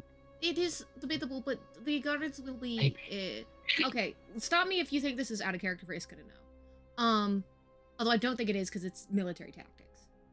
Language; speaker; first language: English; native; English